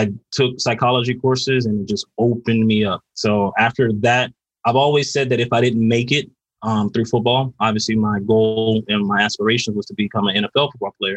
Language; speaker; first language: English; native; English